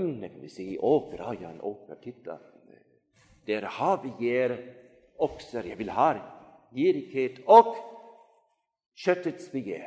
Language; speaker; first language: Swedish; non-native, fluent; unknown